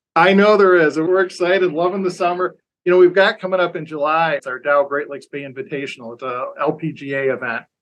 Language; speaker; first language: English; native; English